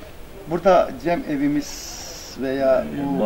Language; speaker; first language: Turkish; native; Turkish